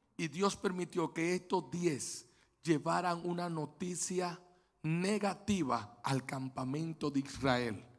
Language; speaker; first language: Spanish; native; Spanish